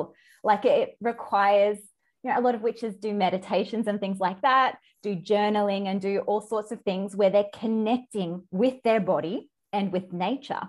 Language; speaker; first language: English; native; English